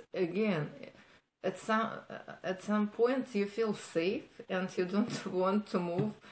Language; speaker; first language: English; non-native, fluent; Ukrainian